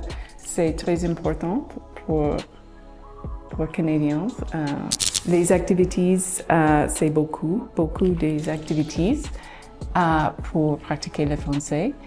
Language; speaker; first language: French; non-native, learner; English